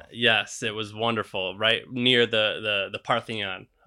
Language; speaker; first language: English; native; English